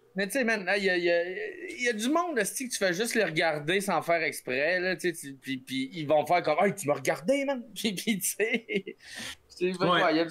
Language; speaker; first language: French; native; French